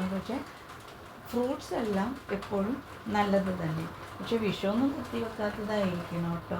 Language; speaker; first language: Malayalam; native; Malayalam